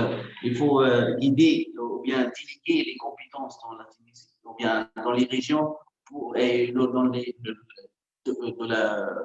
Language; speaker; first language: French; non-native, local second language; Arabic